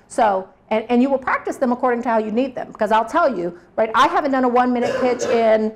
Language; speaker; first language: English; native; English